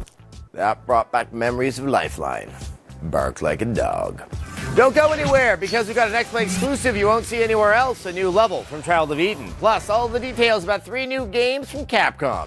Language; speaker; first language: English; native; English